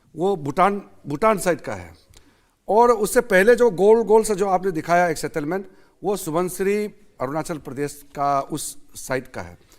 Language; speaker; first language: Hindi; non-native, local second language; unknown